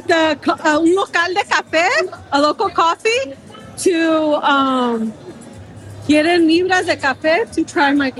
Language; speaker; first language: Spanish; early bilingual, heritage; Spanish